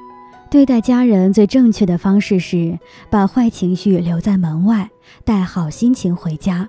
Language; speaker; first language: Chinese; native; Chinese